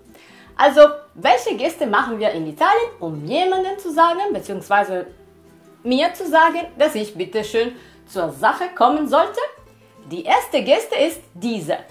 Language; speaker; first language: German; non-native, fluent; Italian